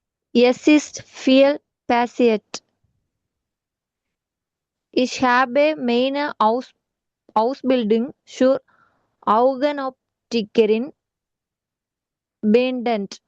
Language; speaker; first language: German; non-native, learner; Tamil